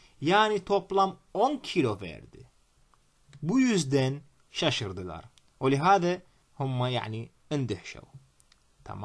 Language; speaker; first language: Turkish; non-native, fluent; Arabic